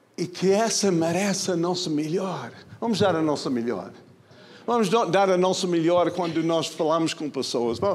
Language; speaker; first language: Portuguese; non-native, fluent; English